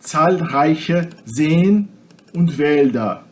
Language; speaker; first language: German; non-native, fluent; Portuguese